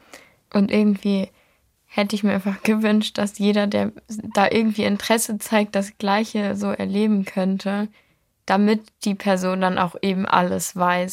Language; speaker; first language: German; native; German